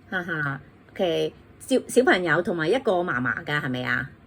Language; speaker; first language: Cantonese; native; Cantonese